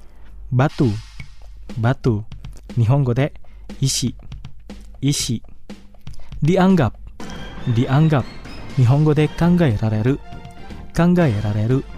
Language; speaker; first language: Japanese; non-native, fluent; Indonesian